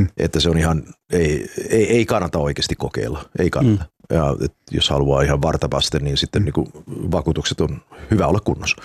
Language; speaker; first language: Finnish; early bilingual, heritage; Finnish